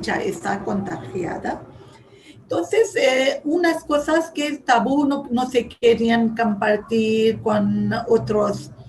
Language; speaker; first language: Spanish; non-native, fluent; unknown